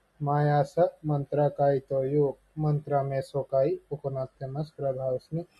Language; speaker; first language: Japanese; non-native, learner; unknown